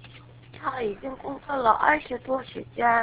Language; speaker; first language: Chinese; non-native, learner; Korean